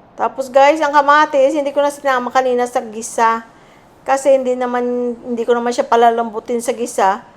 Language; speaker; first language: Filipino; native; Filipino